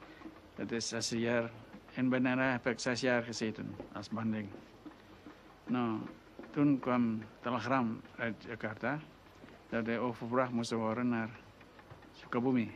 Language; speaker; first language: Dutch; non-native, local second language; Indonesian